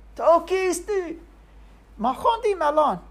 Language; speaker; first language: Persian; non-native, learner; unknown